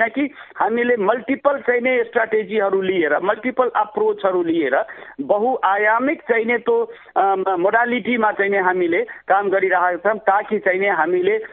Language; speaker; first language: Nepali; non-native, local second language; Maithili